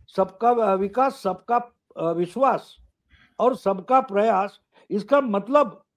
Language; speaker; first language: Hindi; non-native, local second language; Marathi